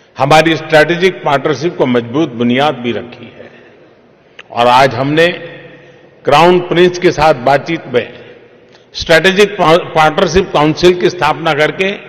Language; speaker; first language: Hindi; non-native, local second language; Gujarati